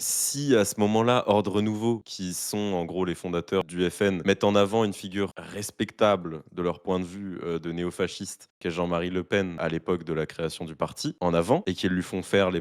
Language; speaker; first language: French; native; French